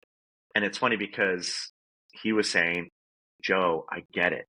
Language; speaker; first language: English; native; English